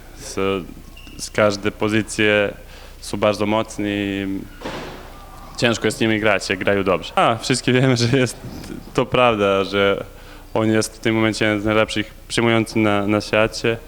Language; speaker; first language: Polish; non-native, learner; Serbian